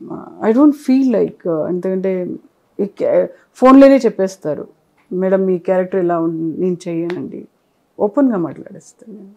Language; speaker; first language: Telugu; non-native, local second language; Kannada